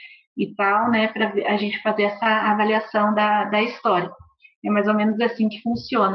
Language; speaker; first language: Portuguese; native; Portuguese